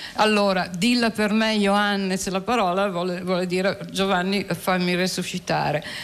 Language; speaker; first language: Italian; native; Italian